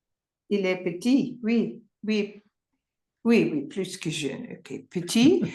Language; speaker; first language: French; non-native, learner; English